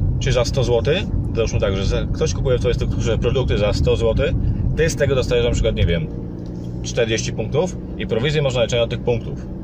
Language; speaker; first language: Polish; native; Polish